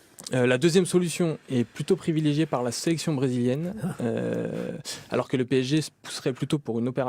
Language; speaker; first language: French; native; French